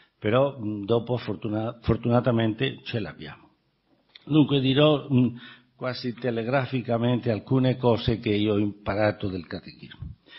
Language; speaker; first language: Italian; non-native, fluent; Spanish